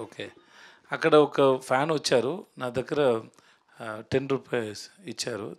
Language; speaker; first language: Telugu; non-native, learner; Tamil